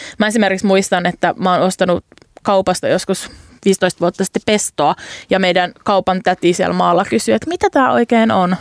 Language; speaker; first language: Finnish; native; Finnish